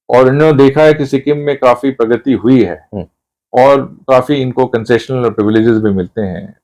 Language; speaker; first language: Hindi; non-native, local second language; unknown